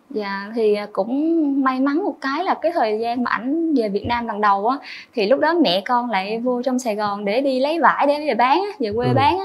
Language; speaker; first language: Vietnamese; native; Vietnamese